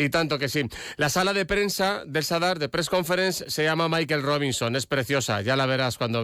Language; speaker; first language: Spanish; native; Spanish